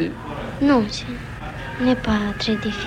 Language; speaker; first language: French; non-native, learner; Romanian